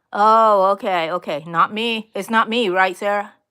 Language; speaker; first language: English; native; English